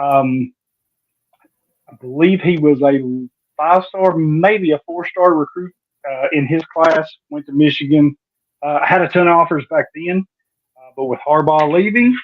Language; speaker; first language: English; native; English